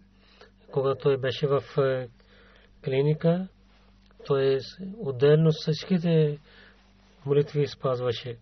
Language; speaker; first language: Bulgarian; non-native, learner; Urdu